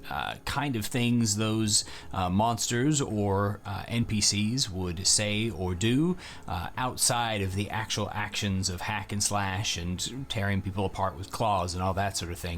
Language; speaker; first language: English; native; English